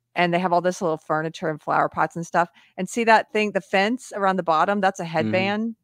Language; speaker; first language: English; native; English